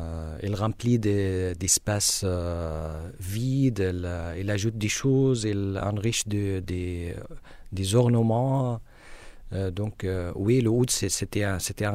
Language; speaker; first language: French; non-native, learner; Arabic